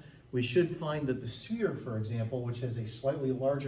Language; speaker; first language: English; native; English